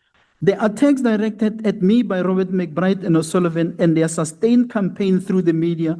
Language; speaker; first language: English; non-native, local second language; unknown